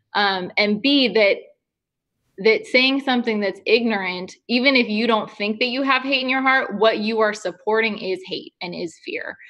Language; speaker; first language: English; native; English